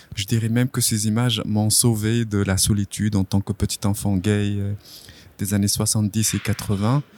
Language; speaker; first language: French; non-native, local second language; Arabic